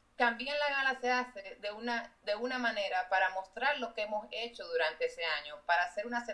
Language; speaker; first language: Spanish; native; Spanish